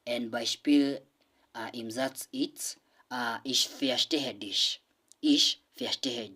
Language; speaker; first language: German; non-native, learner; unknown